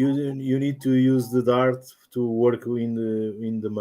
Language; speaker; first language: English; non-native, learner; Portuguese